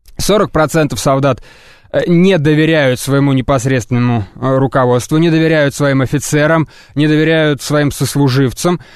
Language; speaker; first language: Russian; native; Russian